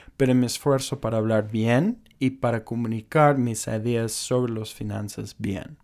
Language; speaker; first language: Spanish; non-native, fluent; English